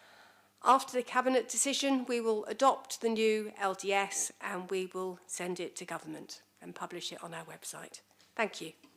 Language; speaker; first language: English; native; English